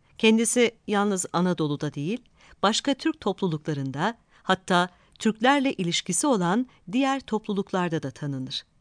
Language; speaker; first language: Turkish; native; Turkish